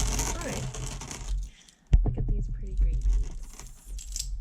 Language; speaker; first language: English; native; English